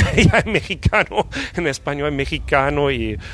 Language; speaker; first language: Spanish; non-native, fluent; German